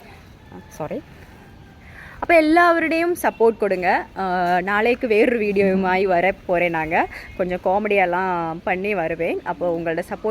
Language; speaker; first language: Tamil; non-native, learner; Malayalam